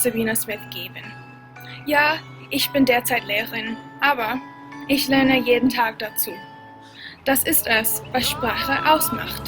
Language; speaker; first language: German; non-native, fluent; English